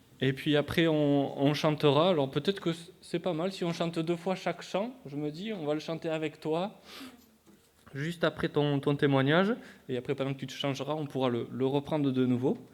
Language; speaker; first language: French; native; French